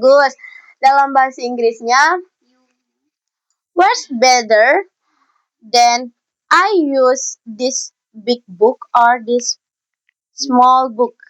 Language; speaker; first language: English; non-native, learner; Indonesian